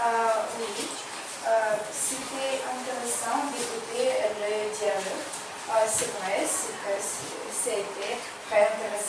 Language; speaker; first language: French; non-native, learner; Ukrainian